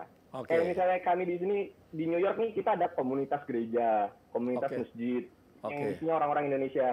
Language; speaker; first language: Indonesian; native; Indonesian